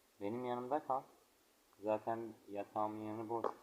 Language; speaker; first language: Turkish; native; Turkish